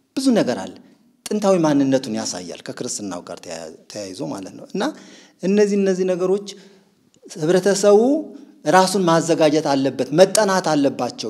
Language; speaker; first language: Amharic; non-native, local second language; Sebat Bet Gurage